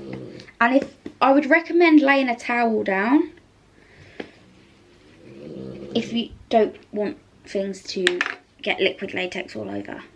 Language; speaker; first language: English; native; English